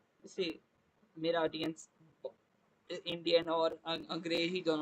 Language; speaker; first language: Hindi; non-native, local second language; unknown